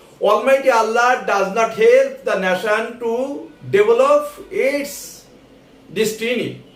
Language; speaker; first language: English; non-native, local second language; Bangla